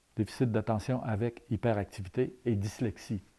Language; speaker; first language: French; native; French